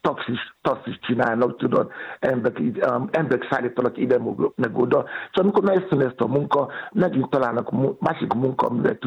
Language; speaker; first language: Hungarian; non-native, learner; Yoruba